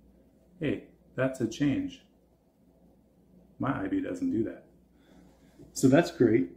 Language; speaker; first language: English; native; English